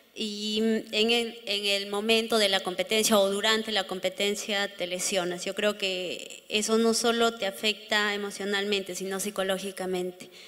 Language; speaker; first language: Spanish; native; Spanish